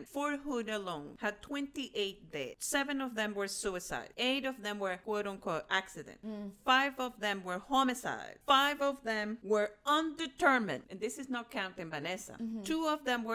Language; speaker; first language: English; non-native, fluent; Spanish